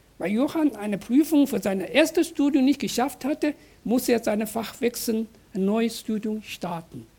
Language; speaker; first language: German; non-native, fluent; Chinese